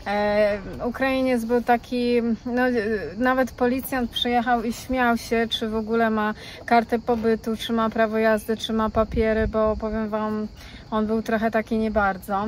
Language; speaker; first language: Polish; native; Polish